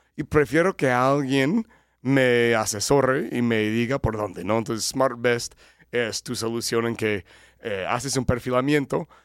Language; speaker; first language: Spanish; non-native, fluent; English